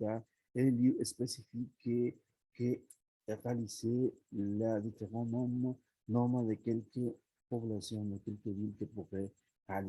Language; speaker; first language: French; non-native, learner; Spanish